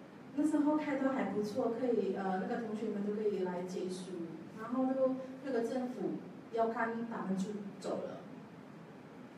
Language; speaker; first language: Chinese; non-native, learner; Javanese